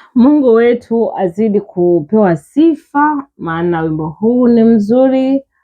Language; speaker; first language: Swahili; non-native, fluent; Kinyarwanda